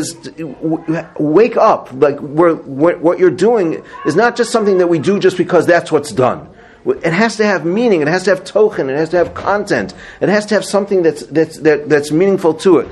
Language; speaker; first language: English; native; English